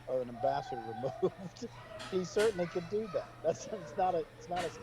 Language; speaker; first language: English; native; English